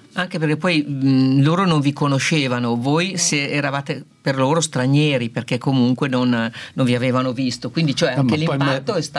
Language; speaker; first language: Italian; native; Italian